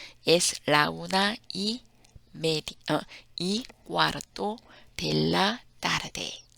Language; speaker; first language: Spanish; non-native, fluent; Korean